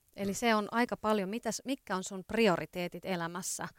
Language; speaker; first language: Finnish; native; Finnish